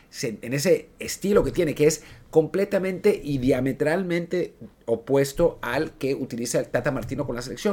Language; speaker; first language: Spanish; native; Spanish